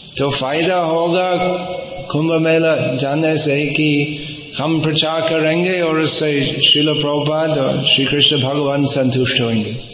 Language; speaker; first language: Hindi; non-native, fluent; English